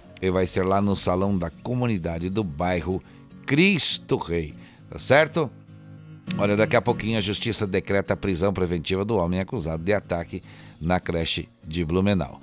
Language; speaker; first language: Portuguese; native; Portuguese